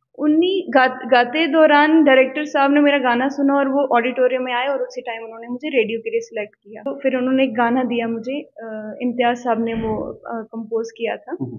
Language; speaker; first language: Hindi; non-native, local second language; Punjabi